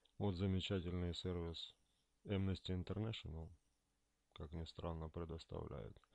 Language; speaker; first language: Russian; native; Russian